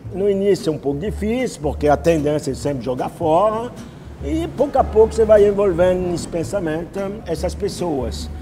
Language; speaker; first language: Portuguese; non-native, fluent; French